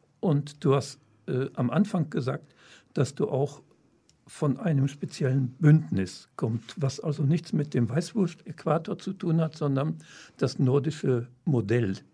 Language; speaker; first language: German; native; German